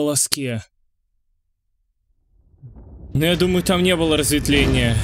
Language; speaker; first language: Russian; native; Russian